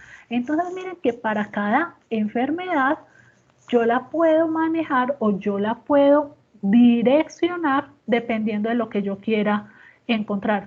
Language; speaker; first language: Spanish; native; Spanish